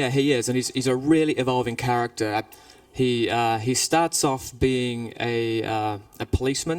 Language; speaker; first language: English; native; English